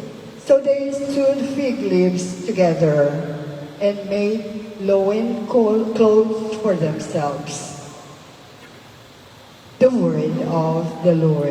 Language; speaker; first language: English; non-native, local second language; Filipino